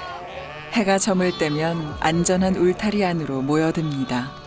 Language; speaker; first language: Korean; native; Korean